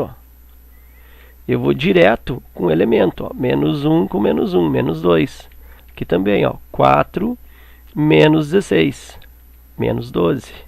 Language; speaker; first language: Portuguese; native; Portuguese